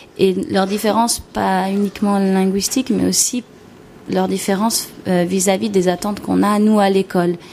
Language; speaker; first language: French; native; French